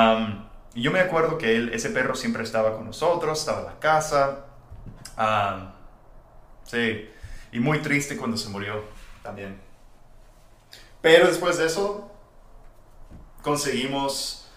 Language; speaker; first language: Spanish; non-native, fluent; English